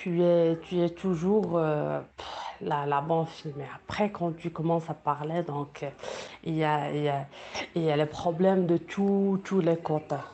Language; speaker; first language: French; non-native, local second language; Arabic